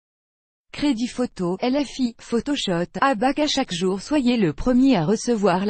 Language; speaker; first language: French; native; French